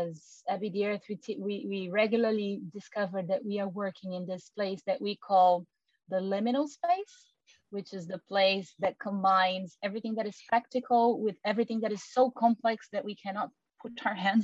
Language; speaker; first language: English; non-native, fluent; Portuguese